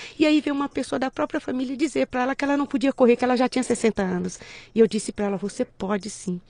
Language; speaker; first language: Portuguese; native; Portuguese